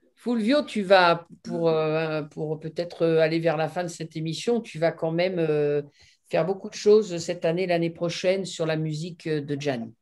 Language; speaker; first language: French; native; French